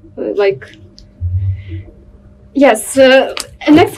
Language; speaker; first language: English; non-native, learner; Russian